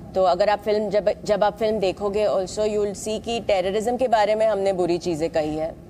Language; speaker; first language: Hindi; non-native, local second language; Malayalam